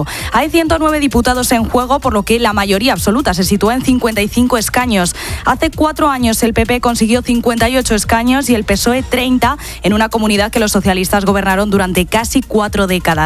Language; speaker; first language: Spanish; native; Spanish